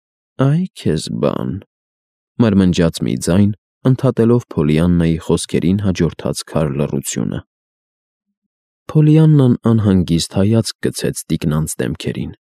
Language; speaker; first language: Armenian; native; Armenian